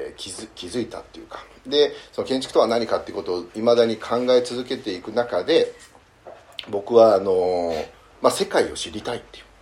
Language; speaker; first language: Japanese; early bilingual, heritage; Japanese